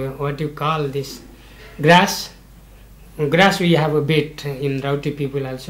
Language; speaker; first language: English; non-native, learner; Nepali